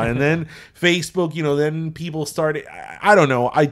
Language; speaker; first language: English; early bilingual, other home language; Spanish